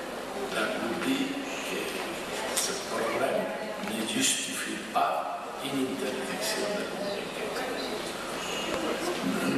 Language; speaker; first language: French; non-native, fluent; Spanish